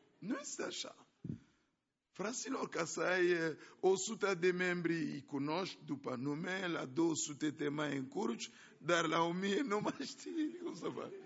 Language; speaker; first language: Romanian; non-native, fluent; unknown